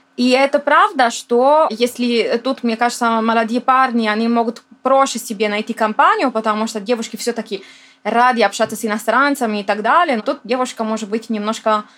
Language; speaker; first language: Russian; non-native, fluent; Italian